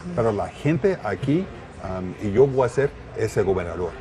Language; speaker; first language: Spanish; non-native, learner; English